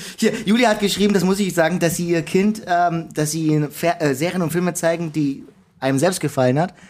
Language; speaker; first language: German; early bilingual, other home language; Romanian